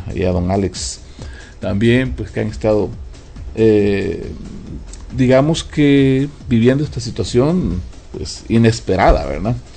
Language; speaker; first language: Spanish; native; Spanish